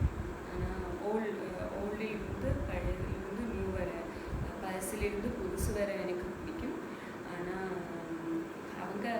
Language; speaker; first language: Tamil; non-native, learner; Malayalam